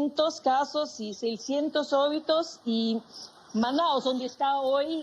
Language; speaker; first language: Spanish; non-native, fluent; Portuguese